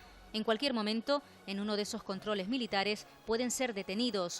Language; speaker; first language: Spanish; native; Spanish